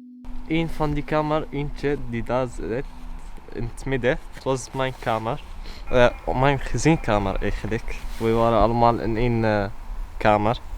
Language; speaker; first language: Dutch; early bilingual, other home language; Arabic